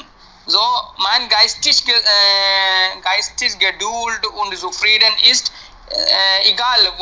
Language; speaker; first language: German; non-native, learner; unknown